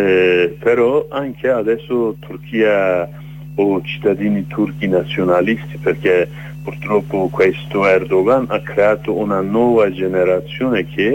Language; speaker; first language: Italian; non-native, learner; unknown